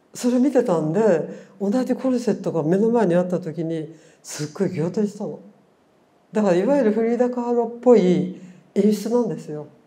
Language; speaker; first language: Japanese; native; Japanese